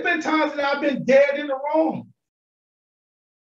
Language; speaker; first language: English; native; English